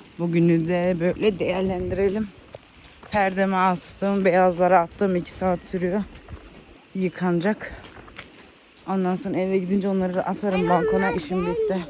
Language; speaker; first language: Turkish; early bilingual, heritage; Turkish